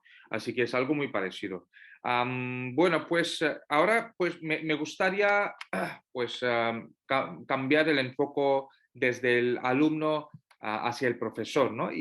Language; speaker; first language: Spanish; non-native, fluent; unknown